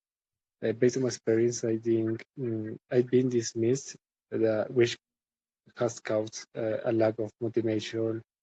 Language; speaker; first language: English; non-native, learner; Spanish